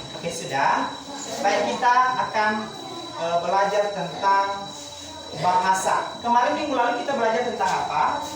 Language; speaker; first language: Indonesian; non-native, local second language; Nias